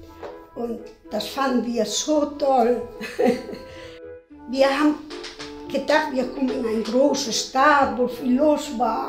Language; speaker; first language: German; non-native, fluent; Spanish